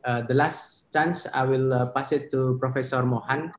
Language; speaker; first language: English; non-native, fluent; Indonesian